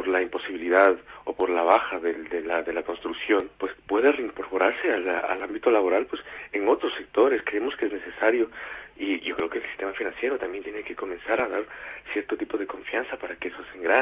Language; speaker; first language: Spanish; native; Spanish